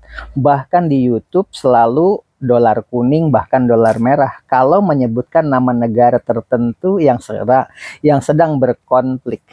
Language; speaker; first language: Indonesian; native; Indonesian